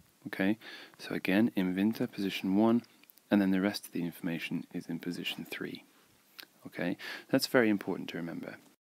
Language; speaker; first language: English; native; English